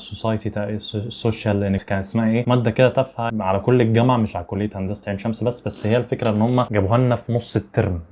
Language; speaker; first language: Arabic; native; Arabic